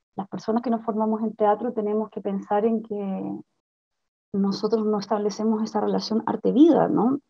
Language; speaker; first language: Spanish; native; Spanish